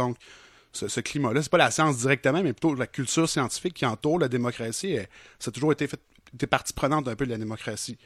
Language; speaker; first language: French; native; French